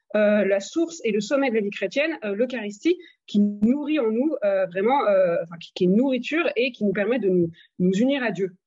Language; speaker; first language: French; native; French